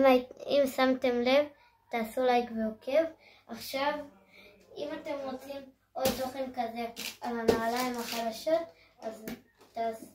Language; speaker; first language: Hebrew; native; Hebrew